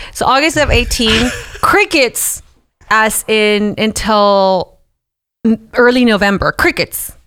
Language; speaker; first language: English; early bilingual, other home language; Spanish